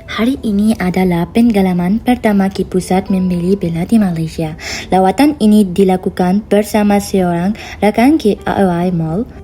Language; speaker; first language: Malay; non-native, learner; Arabic